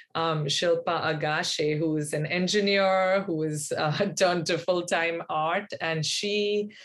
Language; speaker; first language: English; non-native, local second language; Hindi